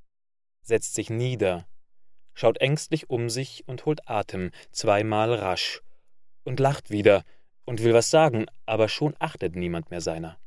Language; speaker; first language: German; native; German